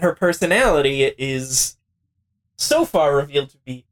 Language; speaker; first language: English; native; English